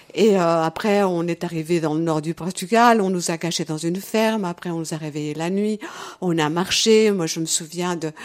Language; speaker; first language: French; early bilingual, other home language; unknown